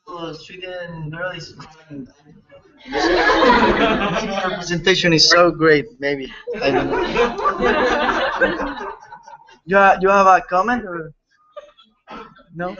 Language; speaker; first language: English; non-native, learner; Spanish